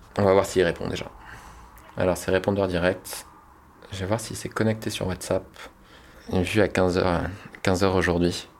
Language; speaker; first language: French; native; French